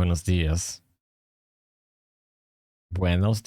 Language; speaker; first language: Spanish; non-native, learner; English